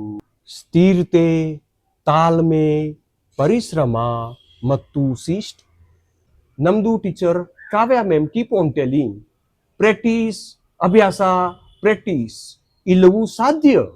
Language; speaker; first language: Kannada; non-native, learner; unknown